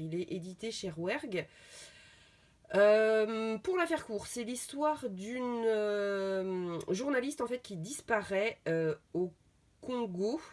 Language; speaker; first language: French; native; French